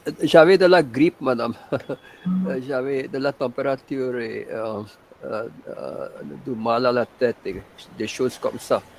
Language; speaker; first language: French; non-native, fluent; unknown